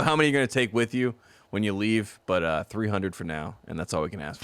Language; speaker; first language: English; native; English